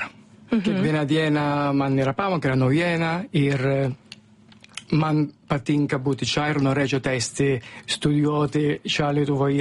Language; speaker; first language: Lithuanian; non-native, fluent; Italian